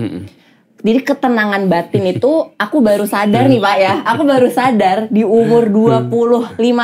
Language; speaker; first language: Indonesian; native; Indonesian